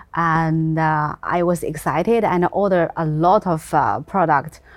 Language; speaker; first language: English; non-native, fluent; Chinese